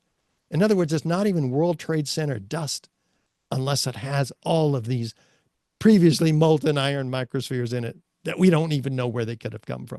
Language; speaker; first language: English; native; English